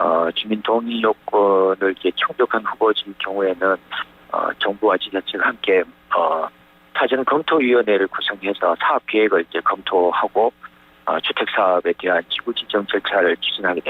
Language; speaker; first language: Korean; native; Korean